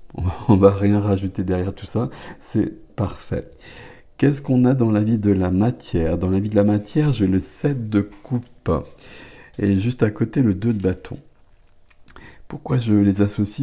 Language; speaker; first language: French; native; French